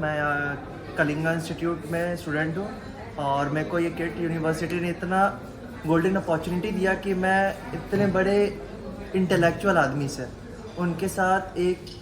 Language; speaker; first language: Hindi; native; Hindi